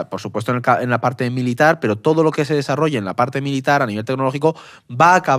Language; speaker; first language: Spanish; native; Spanish